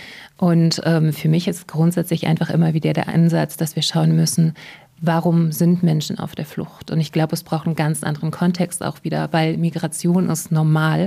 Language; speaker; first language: German; native; German